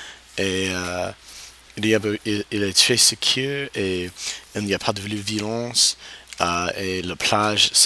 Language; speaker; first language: French; non-native, learner; English